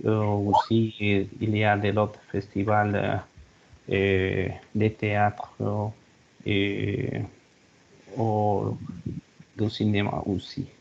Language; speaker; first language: French; non-native, learner; Spanish